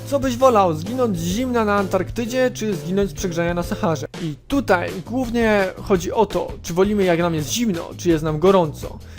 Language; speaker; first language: Polish; native; Polish